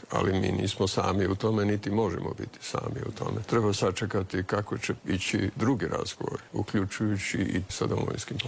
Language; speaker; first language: Croatian; native; Croatian